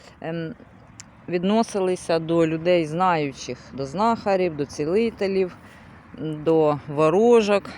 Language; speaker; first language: Ukrainian; non-native, local second language; Russian